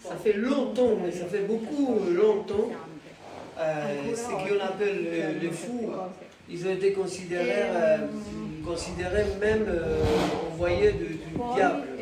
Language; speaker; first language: French; non-native, fluent; Italian